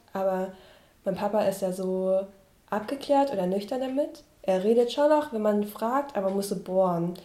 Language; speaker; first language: German; early bilingual, other home language; Vietnamese